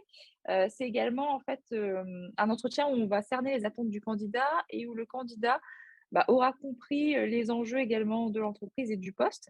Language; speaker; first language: French; native; French